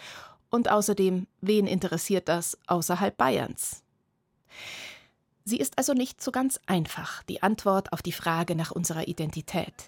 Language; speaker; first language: German; native; German